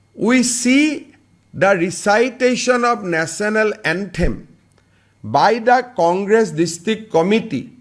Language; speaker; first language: English; non-native, local second language; Assamese